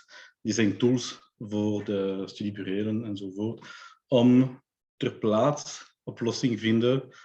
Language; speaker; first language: Dutch; non-native, local second language; French